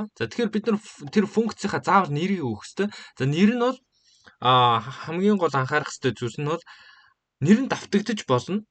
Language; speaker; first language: Mongolian; native; Mongolian